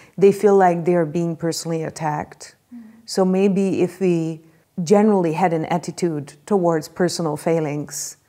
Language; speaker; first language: English; non-native, fluent; Hungarian